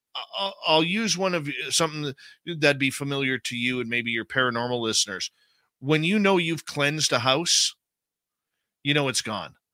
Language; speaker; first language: English; native; English